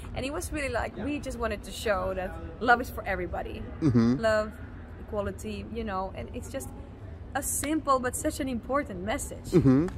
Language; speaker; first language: English; non-native, fluent; Finnish